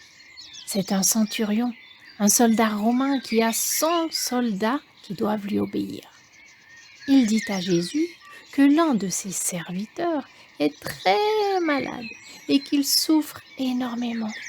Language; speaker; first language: French; native; French